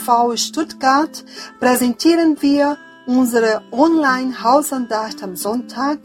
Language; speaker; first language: German; non-native, fluent; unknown